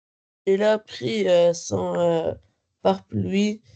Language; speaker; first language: French; non-native, learner; Arabic